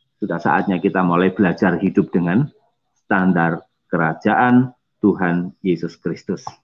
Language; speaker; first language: Indonesian; non-native, local second language; Javanese